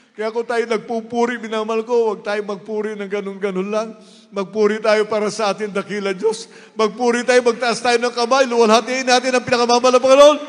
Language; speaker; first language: Filipino; native; Filipino